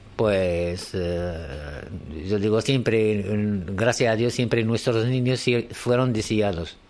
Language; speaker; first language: Spanish; non-native, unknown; Arabic